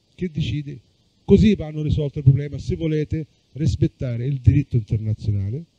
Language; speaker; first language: Italian; non-native, fluent; Arabic